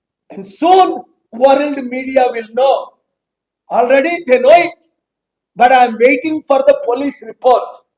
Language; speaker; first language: English; non-native, local second language; Telugu